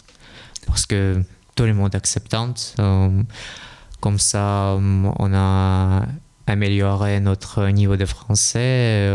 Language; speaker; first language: French; non-native, learner; Russian